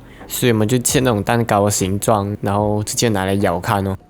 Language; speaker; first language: Chinese; native; Chinese